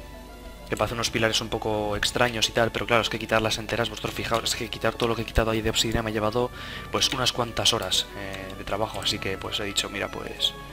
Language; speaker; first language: Spanish; native; Spanish